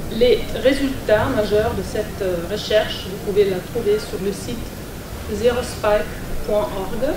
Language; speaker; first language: French; non-native, fluent; German